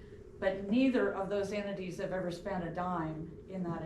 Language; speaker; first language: English; native; English